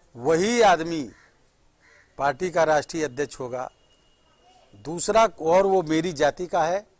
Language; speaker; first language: Hindi; native; Hindi